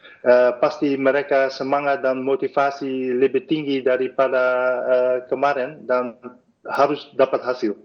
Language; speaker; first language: Indonesian; non-native, fluent; Dutch